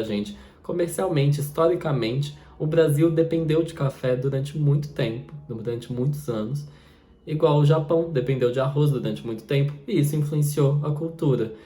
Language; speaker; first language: Portuguese; native; Portuguese